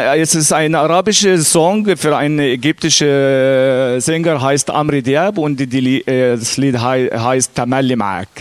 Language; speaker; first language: German; non-native, learner; Arabic